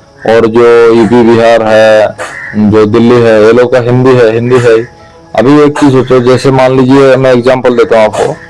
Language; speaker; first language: Hindi; non-native, local second language; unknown